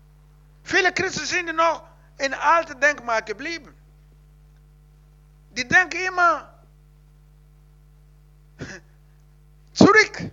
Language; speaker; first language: German; non-native, learner; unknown